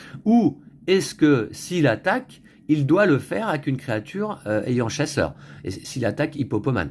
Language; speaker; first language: French; native; French